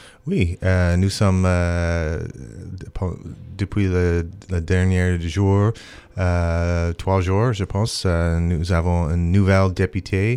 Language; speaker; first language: French; non-native, local second language; English